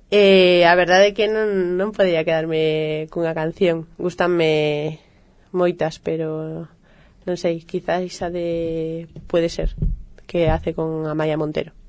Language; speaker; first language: Galician; native; Galician